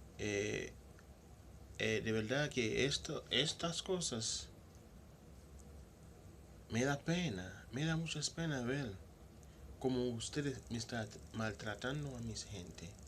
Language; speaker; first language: Spanish; non-native, local second language; Haitian Creole